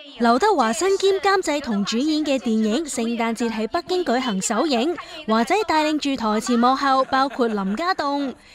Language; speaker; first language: Chinese; non-native, local second language; Cantonese